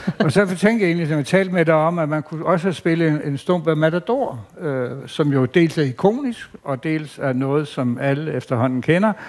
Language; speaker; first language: Danish; native; Danish